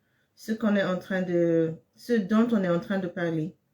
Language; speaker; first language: French; non-native, fluent; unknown